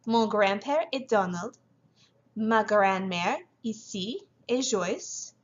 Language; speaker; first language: French; non-native, fluent; English